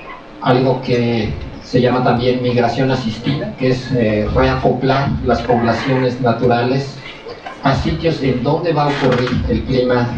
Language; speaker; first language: Spanish; native; Spanish